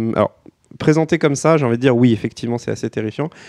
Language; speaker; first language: French; native; French